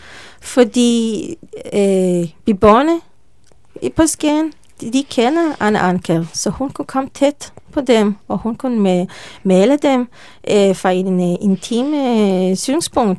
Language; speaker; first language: Danish; non-native, learner; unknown